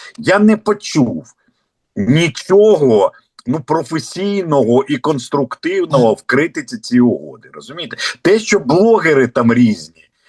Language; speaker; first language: Ukrainian; non-native, local second language; Russian